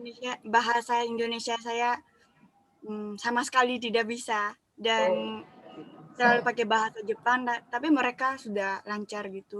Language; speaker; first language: Indonesian; non-native, fluent; Japanese